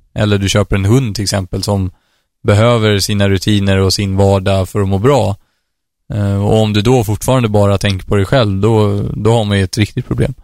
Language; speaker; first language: Swedish; native; Swedish